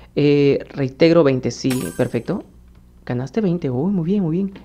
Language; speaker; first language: Spanish; native; Spanish